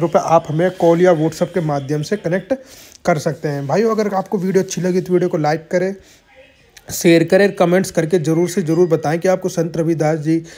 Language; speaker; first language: Hindi; native; Hindi